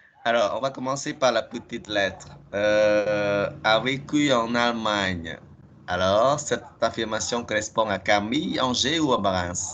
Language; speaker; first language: French; non-native, fluent; Khmer